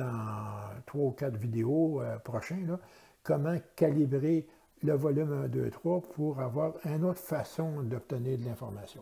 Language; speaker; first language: French; native; French